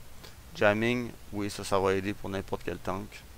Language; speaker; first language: French; native; French